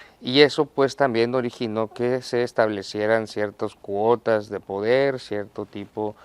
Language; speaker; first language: Spanish; native; Spanish